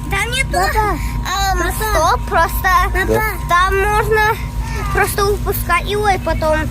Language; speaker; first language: Russian; early bilingual, heritage; Russian